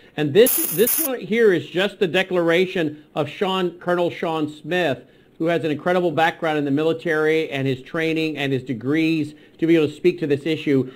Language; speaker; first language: English; native; English